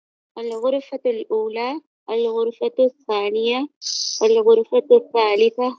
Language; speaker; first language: Arabic; non-native, learner; Tamil